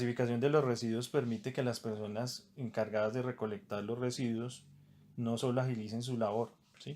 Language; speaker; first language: Spanish; native; Spanish